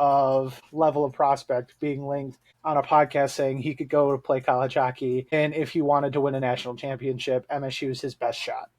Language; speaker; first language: English; native; English